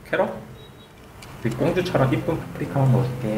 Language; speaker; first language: Korean; native; Korean